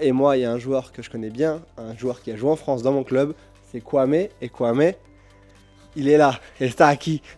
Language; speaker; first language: French; native; French